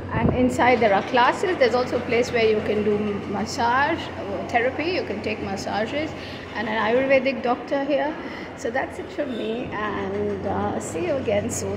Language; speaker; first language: English; non-native, local second language; Marathi